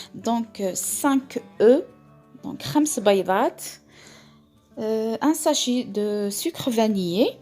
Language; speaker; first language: French; non-native, local second language; Arabic